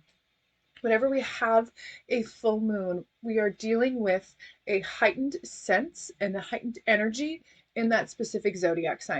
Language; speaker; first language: English; native; English